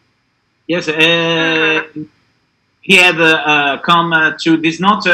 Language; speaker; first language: English; non-native, learner; Italian